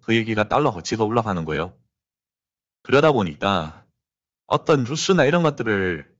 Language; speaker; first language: Korean; native; Korean